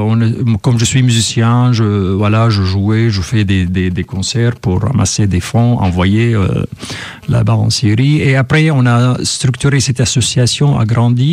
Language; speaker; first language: French; non-native, fluent; Arabic